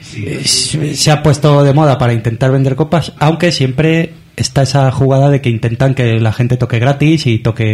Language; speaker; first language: Spanish; native; Spanish